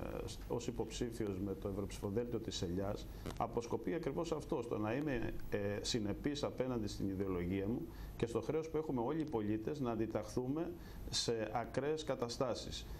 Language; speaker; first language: Greek; native; Greek